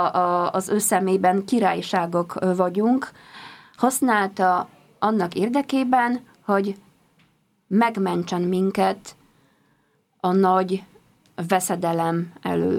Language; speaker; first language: Hungarian; non-native, fluent; Polish